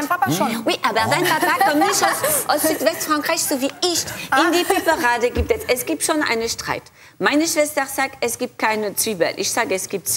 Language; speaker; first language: German; non-native, fluent; French